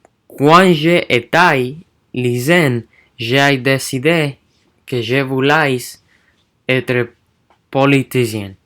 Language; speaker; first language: French; non-native, learner; English